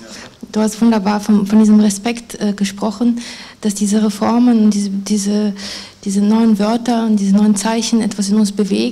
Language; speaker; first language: German; non-native, fluent; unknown